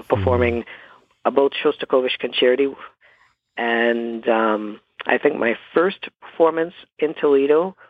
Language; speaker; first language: English; native; English